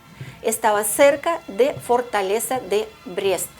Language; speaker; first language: Spanish; non-native, fluent; Russian